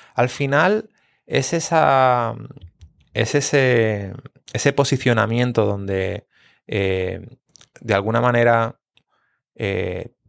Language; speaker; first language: Spanish; native; Spanish